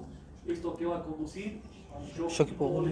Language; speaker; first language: Spanish; native; Spanish